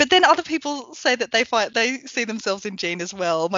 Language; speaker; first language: English; native; English